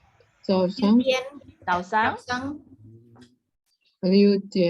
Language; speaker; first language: Chinese; non-native, learner; Indonesian